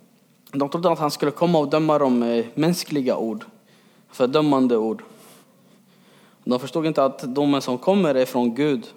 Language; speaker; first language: Swedish; early bilingual, other home language; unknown